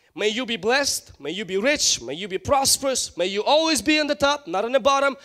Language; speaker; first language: English; non-native, fluent; Ukrainian